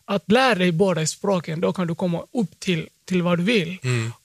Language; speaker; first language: Swedish; early bilingual, other home language; Somali